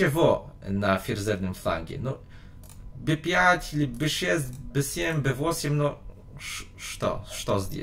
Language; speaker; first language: Russian; non-native, learner; Polish